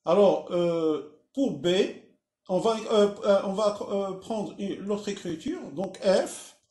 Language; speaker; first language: French; non-native, local second language; Arabic